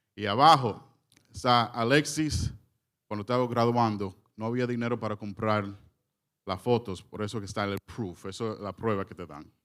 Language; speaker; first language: Spanish; early bilingual, heritage; Spanish